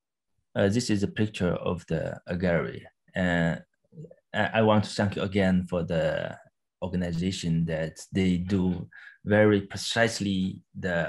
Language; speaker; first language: English; non-native, fluent; Chinese